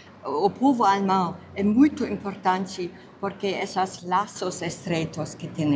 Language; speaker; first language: Portuguese; non-native, fluent; German